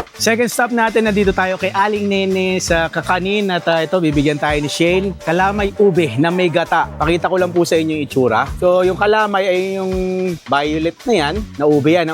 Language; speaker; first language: Filipino; native; Filipino